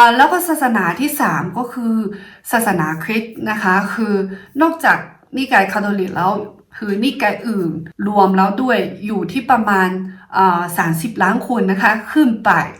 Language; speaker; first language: Thai; non-native, fluent; Chinese